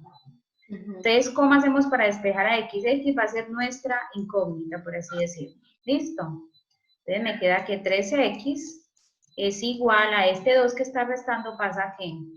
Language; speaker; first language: Spanish; native; Spanish